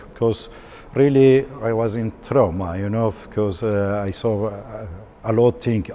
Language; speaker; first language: English; non-native, learner; Turkish